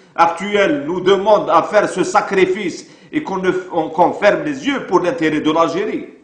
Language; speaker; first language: French; non-native, local second language; Arabic